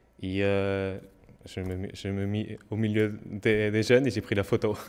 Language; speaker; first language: French; non-native, learner; Portuguese